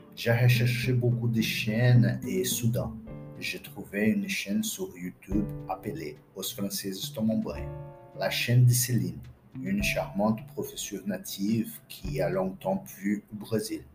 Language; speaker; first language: French; non-native, fluent; Portuguese